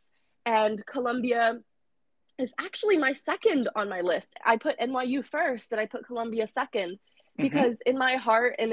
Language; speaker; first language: English; native; English